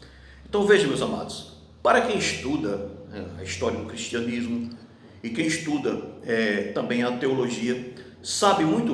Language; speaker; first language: Portuguese; native; Portuguese